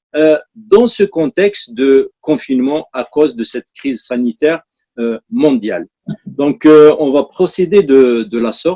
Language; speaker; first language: French; native; French